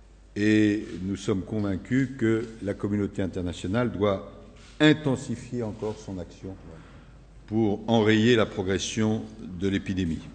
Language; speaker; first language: French; native; French